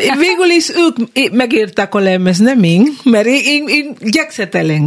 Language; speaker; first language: Hungarian; non-native, learner; Spanish